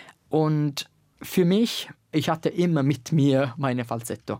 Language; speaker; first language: German; non-native, learner; Italian